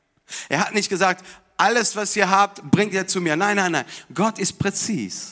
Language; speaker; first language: German; non-native, fluent; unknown